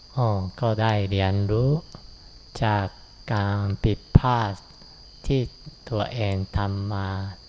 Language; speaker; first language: Thai; non-native, fluent; Japanese